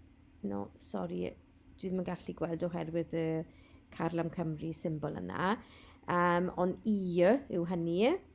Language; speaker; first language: Welsh; non-native, local second language; English